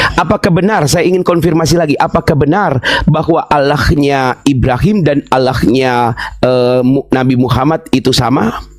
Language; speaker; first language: Indonesian; native; Indonesian